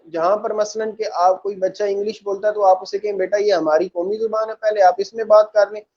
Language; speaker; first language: Urdu; non-native, local second language; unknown